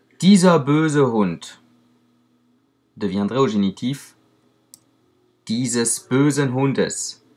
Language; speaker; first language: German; non-native, fluent; French